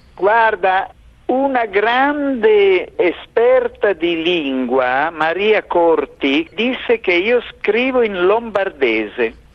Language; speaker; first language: Italian; native; Italian